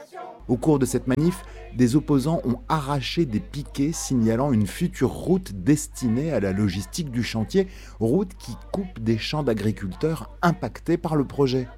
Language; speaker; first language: French; native; French